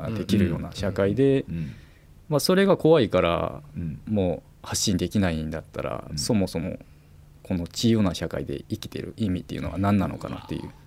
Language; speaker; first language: Japanese; non-native, fluent; Korean